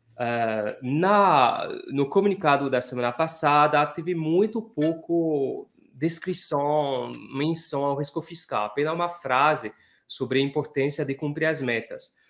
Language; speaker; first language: Portuguese; non-native, fluent; French